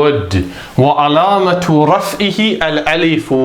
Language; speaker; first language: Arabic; non-native, fluent; English